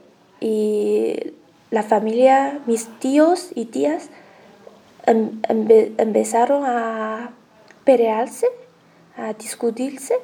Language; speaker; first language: Spanish; non-native, learner; Chinese